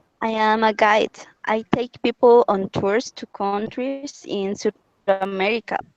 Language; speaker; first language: English; non-native, learner; Spanish